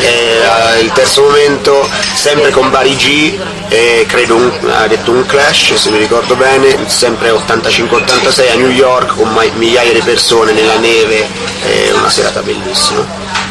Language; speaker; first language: Italian; native; Italian